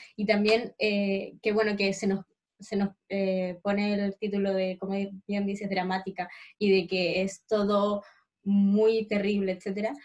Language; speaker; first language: Spanish; native; Spanish